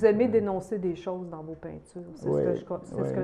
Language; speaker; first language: French; native; French